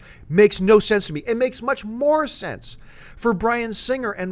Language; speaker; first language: English; native; English